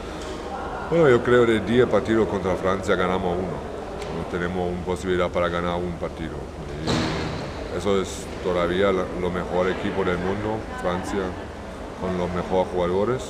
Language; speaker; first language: Spanish; non-native, learner; German